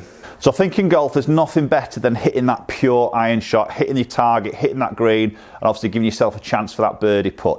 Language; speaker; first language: English; native; English